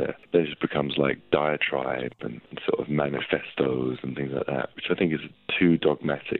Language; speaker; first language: English; native; English